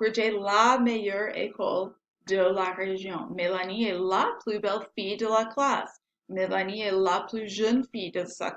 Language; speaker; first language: French; non-native, fluent; English